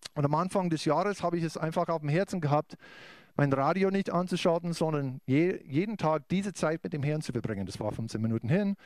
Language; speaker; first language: German; non-native, fluent; English